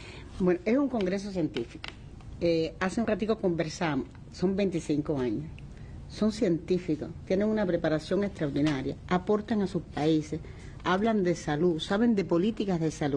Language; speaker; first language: Spanish; native; Spanish